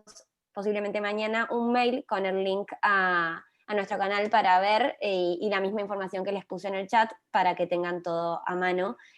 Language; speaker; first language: Spanish; native; Spanish